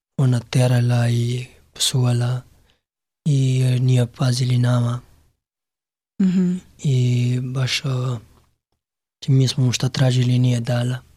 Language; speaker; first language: Serbian; non-native, learner; Pashto